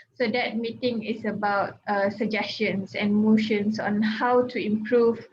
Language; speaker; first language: English; non-native, local second language; Malay